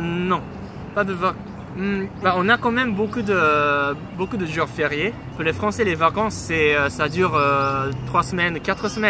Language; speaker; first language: French; non-native, fluent; Japanese